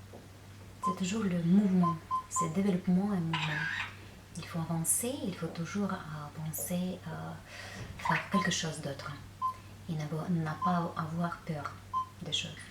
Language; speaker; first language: French; non-native, fluent; Russian